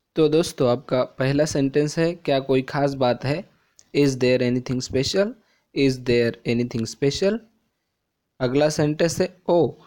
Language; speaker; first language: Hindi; non-native, local second language; Marathi